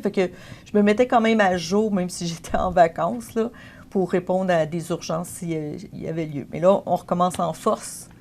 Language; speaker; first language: French; native; French